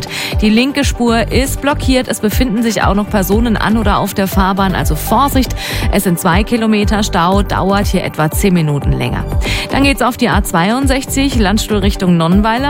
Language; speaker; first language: German; native; German